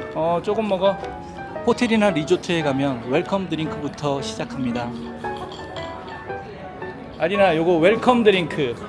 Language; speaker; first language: Korean; native; Korean